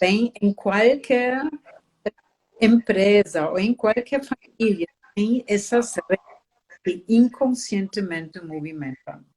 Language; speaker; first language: Portuguese; non-native, fluent; German